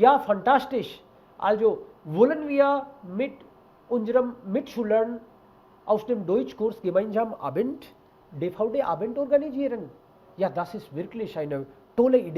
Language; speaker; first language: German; non-native, fluent; Hindi